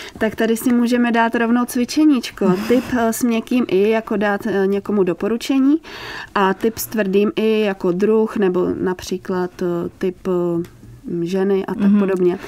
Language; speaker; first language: Czech; native; Czech